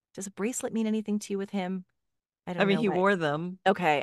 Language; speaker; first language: English; native; English